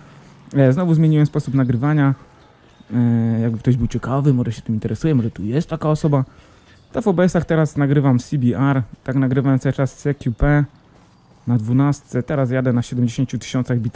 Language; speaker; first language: Polish; native; Polish